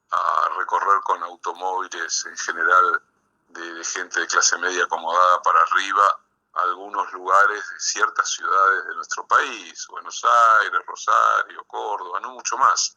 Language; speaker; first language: Spanish; native; Spanish